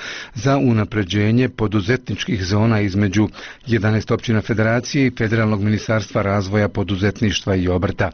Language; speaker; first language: Croatian; native; Croatian